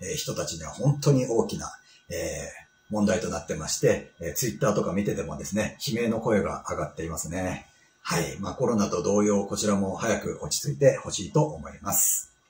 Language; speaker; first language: Japanese; native; Japanese